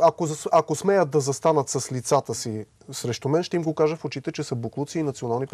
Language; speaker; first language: Bulgarian; native; Bulgarian